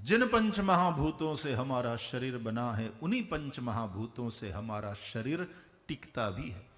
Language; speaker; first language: Hindi; non-native, local second language; Gujarati